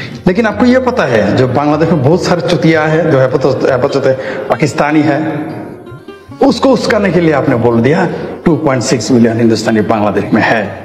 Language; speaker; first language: Hindi; non-native, fluent; Bangla